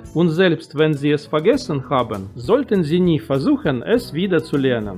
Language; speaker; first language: German; non-native, fluent; Russian